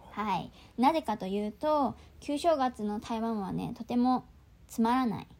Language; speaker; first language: Japanese; native; Japanese